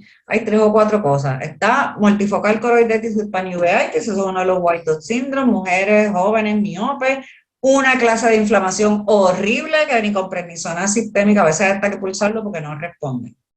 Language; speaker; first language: Spanish; native; Spanish